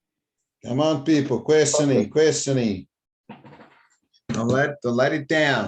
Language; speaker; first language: English; non-native, fluent; Portuguese